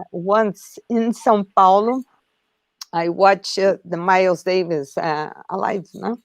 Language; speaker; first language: English; non-native, learner; Portuguese